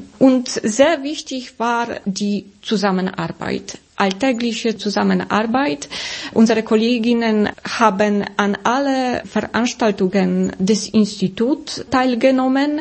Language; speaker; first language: German; non-native, fluent; Polish